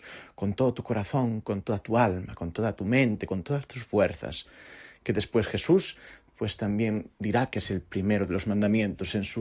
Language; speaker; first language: Spanish; native; Spanish